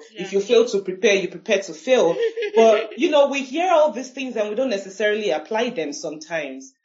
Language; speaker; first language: English; non-native, local second language; Igbo